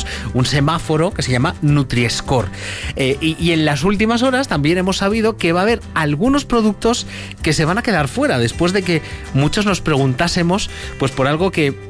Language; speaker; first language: Spanish; native; Spanish